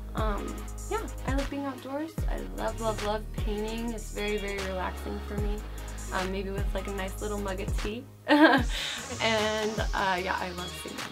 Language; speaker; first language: English; native; English